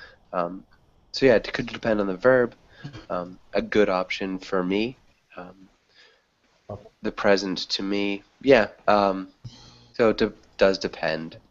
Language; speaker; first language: English; non-native, fluent; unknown